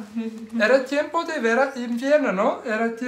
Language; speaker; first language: Spanish; non-native, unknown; Turkish